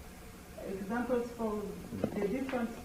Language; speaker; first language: English; non-native, learner; Amharic